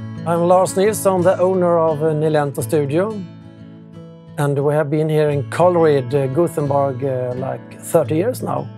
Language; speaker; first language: English; non-native, fluent; Swedish